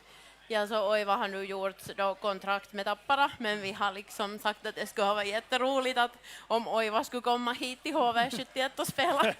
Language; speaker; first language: Swedish; non-native, local second language; Finnish